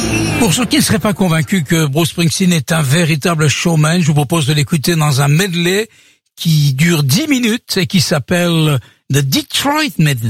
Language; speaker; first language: French; native; French